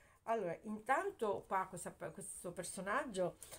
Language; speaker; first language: Italian; native; Italian